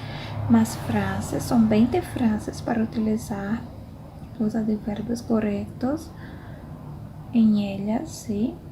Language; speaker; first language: Spanish; non-native, fluent; Portuguese